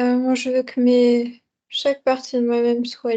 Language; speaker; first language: French; native; French